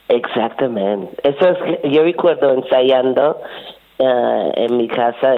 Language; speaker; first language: Spanish; non-native, fluent; English